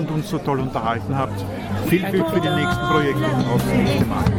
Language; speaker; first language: German; native; German